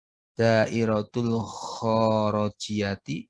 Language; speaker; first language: Arabic; non-native, learner; Indonesian